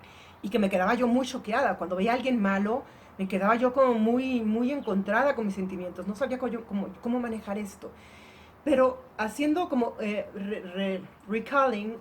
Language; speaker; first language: Spanish; native; Spanish